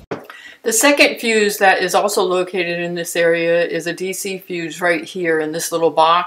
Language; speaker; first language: English; native; English